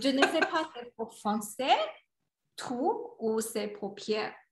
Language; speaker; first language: French; non-native, learner; Chinese